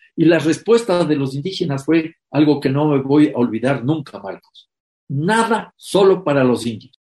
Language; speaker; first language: Spanish; native; Spanish